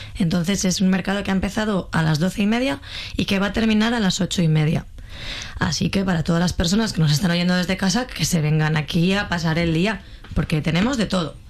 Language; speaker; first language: Spanish; native; Spanish